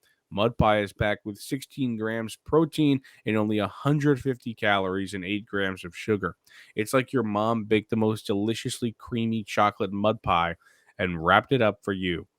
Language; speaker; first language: English; native; English